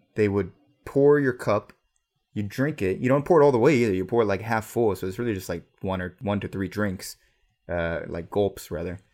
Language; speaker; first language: English; native; English